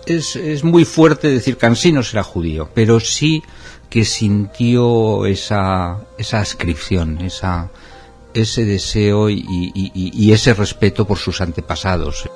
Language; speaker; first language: Spanish; native; Spanish